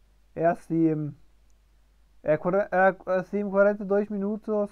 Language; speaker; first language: Portuguese; non-native, learner; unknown